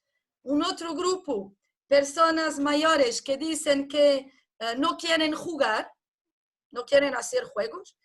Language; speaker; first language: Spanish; non-native, fluent; Portuguese